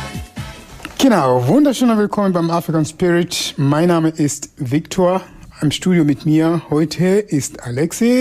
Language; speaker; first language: German; non-native, fluent; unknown